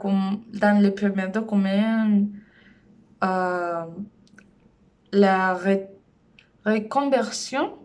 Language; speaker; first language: French; non-native, learner; Spanish